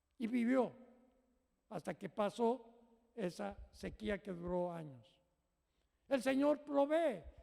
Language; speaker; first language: Spanish; native; Spanish